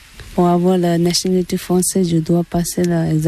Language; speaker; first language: French; non-native, learner; Tibetan